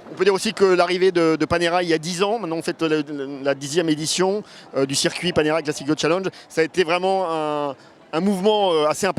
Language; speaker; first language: French; native; French